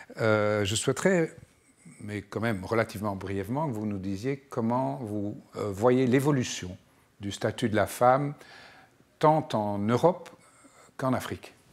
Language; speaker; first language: French; non-native, local second language; Arabic